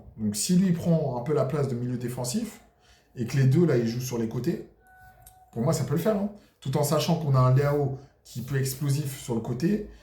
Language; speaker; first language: French; native; French